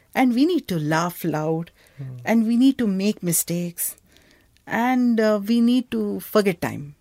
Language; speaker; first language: English; non-native, local second language; Kannada